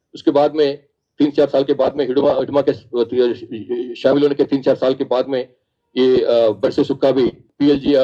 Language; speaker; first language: Hindi; non-native, local second language; Telugu